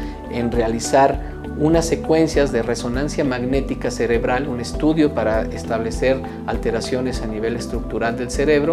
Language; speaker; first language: Spanish; native; Spanish